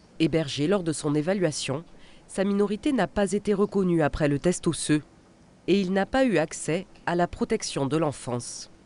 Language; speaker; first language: French; native; French